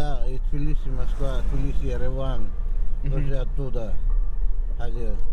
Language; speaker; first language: Russian; non-native, fluent; Georgian